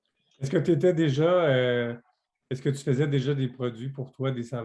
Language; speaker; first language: French; native; French